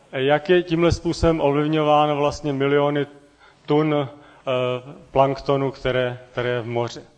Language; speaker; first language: Czech; native; Czech